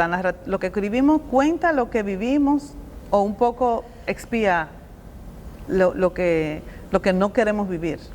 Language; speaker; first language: Spanish; native; Spanish